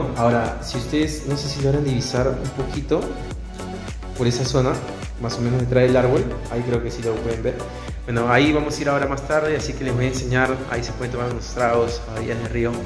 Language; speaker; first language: Spanish; native; Spanish